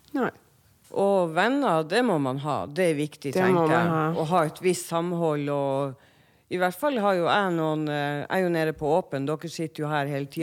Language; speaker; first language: Norwegian; native; Norwegian